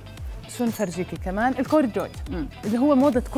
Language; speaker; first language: Arabic; native; Arabic